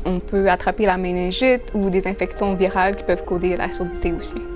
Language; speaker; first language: French; native; French